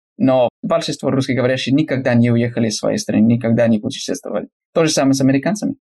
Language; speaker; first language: Russian; non-native, fluent; English